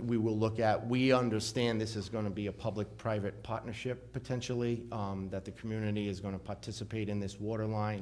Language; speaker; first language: English; native; English